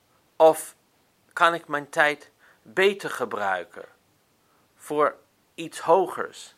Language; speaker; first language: Dutch; non-native, fluent; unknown